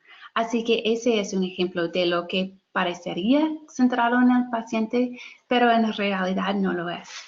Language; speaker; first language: Spanish; non-native, fluent; English